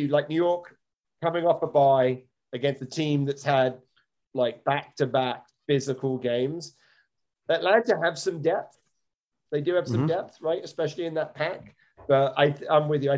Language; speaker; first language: English; native; English